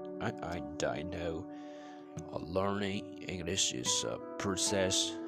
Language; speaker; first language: English; non-native, learner; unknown